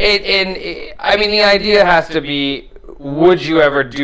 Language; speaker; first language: English; native; English